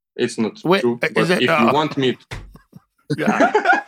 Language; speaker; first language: English; non-native, learner; Ukrainian